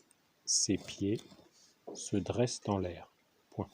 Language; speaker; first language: French; native; French